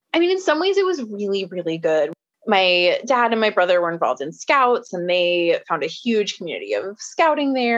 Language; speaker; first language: English; native; English